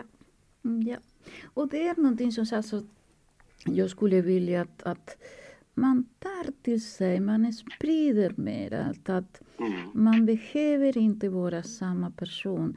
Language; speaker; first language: Swedish; non-native, fluent; Spanish